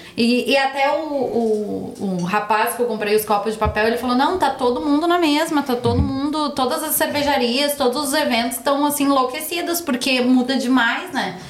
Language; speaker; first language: Portuguese; native; Portuguese